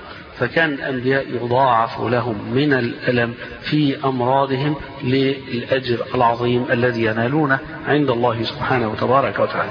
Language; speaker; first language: Arabic; native; Arabic